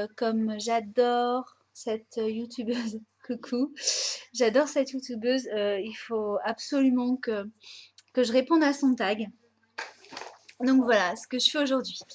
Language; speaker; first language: French; native; French